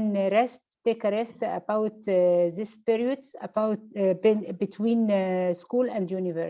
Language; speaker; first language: English; non-native, learner; Arabic